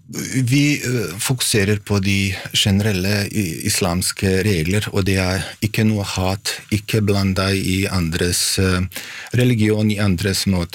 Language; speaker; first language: Norwegian; non-native, fluent; Bosnian